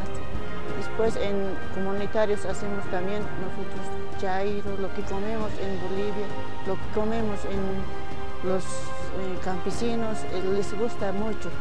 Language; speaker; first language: Spanish; non-native, local second language; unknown